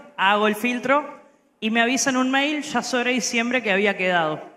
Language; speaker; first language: Spanish; native; Spanish